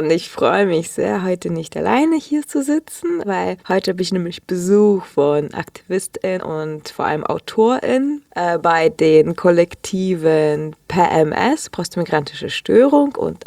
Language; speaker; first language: German; early bilingual, other home language; Russian